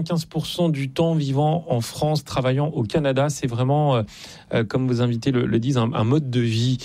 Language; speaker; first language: French; native; French